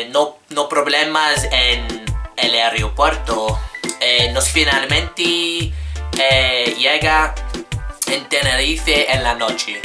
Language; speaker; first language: Spanish; non-native, learner; English